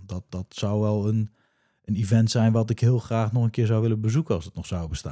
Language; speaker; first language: Dutch; native; Dutch